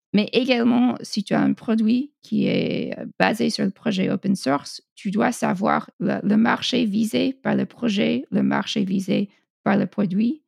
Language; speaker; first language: French; non-native, fluent; English